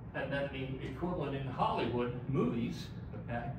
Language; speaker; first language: English; native; English